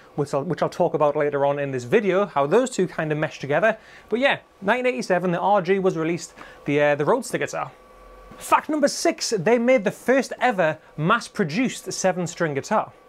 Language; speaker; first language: English; native; English